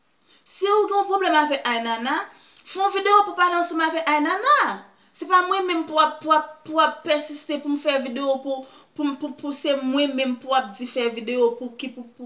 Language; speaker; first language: French; non-native, local second language; Haitian Creole